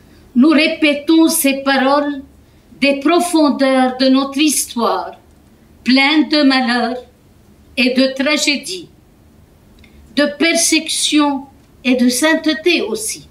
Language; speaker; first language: French; non-native, fluent; Arabic